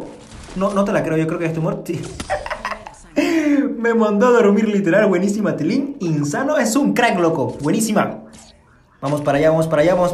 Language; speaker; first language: Spanish; native; Spanish